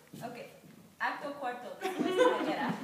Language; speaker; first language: Spanish; non-native, learner; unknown